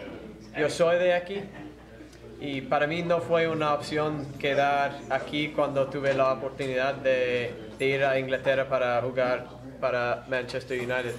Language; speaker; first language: Spanish; non-native, fluent; English